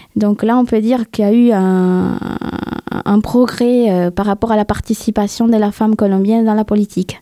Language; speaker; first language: French; non-native, fluent; Spanish